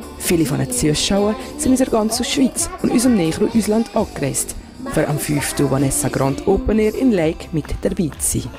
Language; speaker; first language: German; native; German